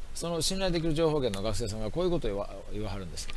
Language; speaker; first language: Japanese; native; Japanese